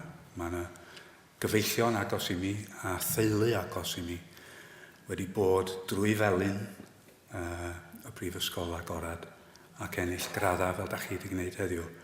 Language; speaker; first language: Welsh; non-native, fluent; English